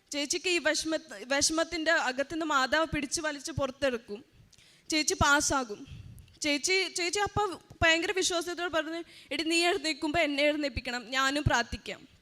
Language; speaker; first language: Malayalam; early bilingual, heritage; Malayalam